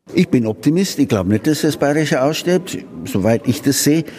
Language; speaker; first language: German; non-native, fluent; English